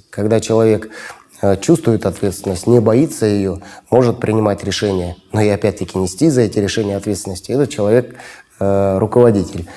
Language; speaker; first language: Russian; native; Russian